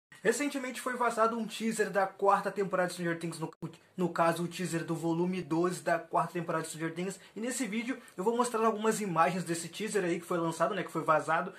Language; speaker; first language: Portuguese; native; Portuguese